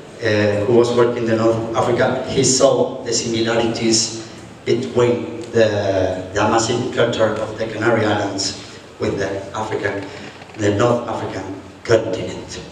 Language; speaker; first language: English; non-native, fluent; Spanish